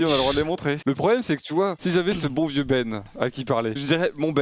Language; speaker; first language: French; native; French